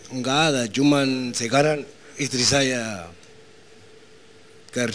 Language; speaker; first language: Indonesian; non-native, learner; Spanish